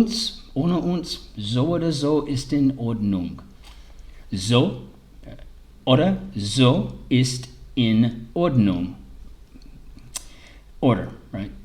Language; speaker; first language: German; early bilingual, heritage; English